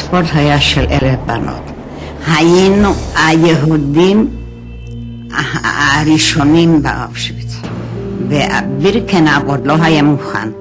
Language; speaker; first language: Hebrew; non-native, fluent; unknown